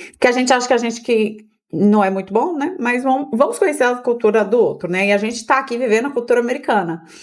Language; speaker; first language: Portuguese; native; Portuguese